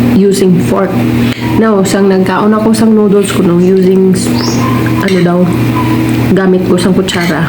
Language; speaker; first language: Filipino; non-native, local second language; Hiligaynon